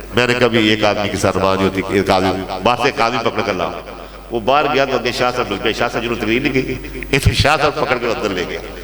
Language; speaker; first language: Urdu; non-native, local second language; Punjabi